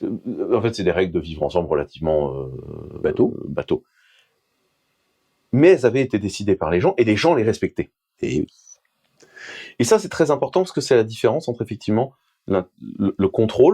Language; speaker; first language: French; native; French